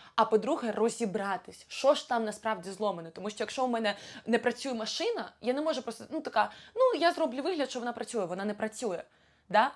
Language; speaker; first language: Ukrainian; non-native, local second language; Russian